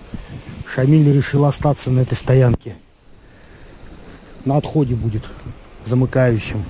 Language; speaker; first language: Russian; native; Russian